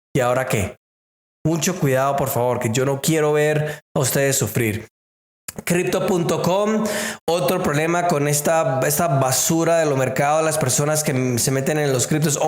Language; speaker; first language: Spanish; native; Spanish